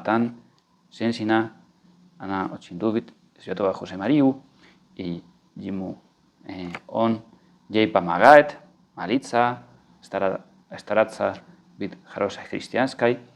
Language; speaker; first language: Russian; non-native, fluent; Spanish